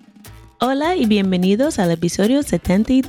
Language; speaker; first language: Spanish; non-native, fluent; English